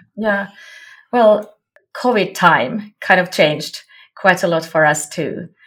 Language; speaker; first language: English; non-native, fluent; Finnish